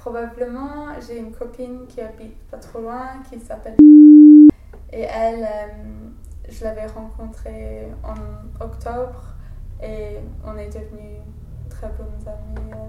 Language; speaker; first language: French; non-native, fluent; English